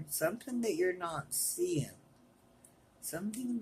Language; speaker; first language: English; native; English